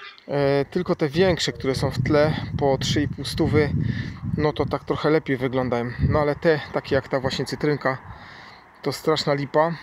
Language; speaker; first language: Polish; native; Polish